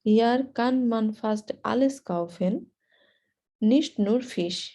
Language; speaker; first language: German; non-native, learner; Bangla